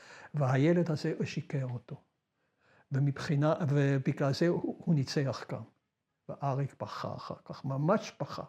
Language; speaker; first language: Hebrew; non-native, fluent; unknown